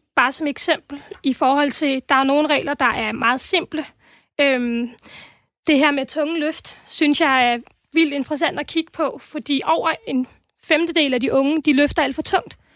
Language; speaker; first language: Danish; native; Danish